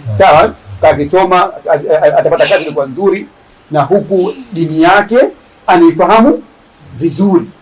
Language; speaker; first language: Swahili; native; Swahili